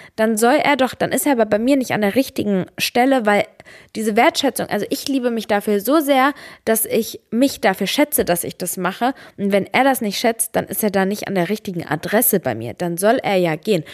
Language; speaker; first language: German; early bilingual, other home language; Serbian